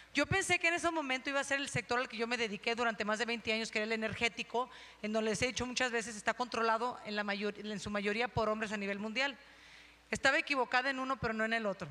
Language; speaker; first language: Spanish; native; Spanish